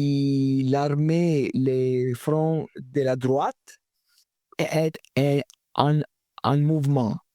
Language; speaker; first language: French; non-native, fluent; Italian